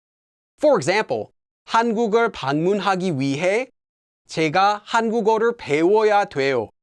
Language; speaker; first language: Korean; non-native, fluent; English